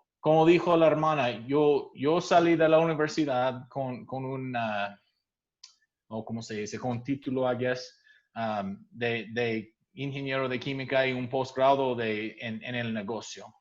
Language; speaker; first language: Spanish; non-native, fluent; English